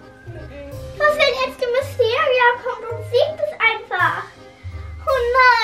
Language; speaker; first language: German; native; German